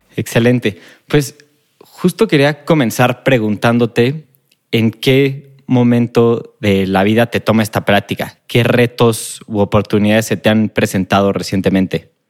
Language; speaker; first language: Spanish; native; Spanish